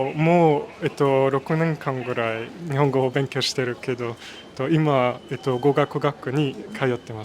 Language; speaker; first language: Japanese; non-native, learner; Luxembourgish